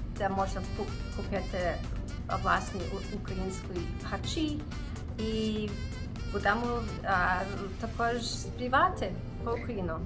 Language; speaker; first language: Ukrainian; early bilingual, heritage; Ukrainian